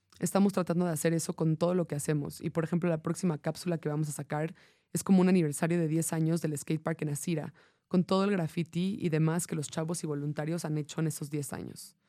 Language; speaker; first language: Spanish; non-native, fluent; English